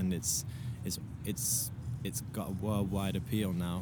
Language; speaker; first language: English; native; English